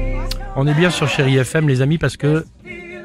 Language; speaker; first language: French; native; French